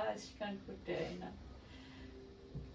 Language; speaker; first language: German; non-native, learner; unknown